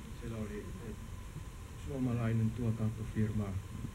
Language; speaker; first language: Finnish; non-native, learner; Arabic